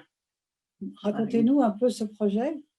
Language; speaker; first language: French; native; French